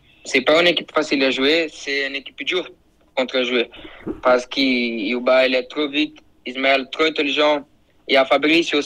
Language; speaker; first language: French; non-native, learner; Portuguese